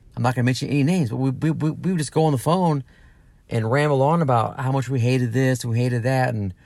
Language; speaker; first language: English; native; English